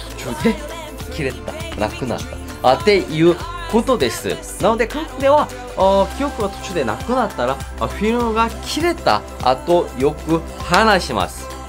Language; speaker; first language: Japanese; non-native, learner; Korean